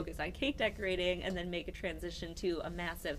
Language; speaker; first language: English; native; English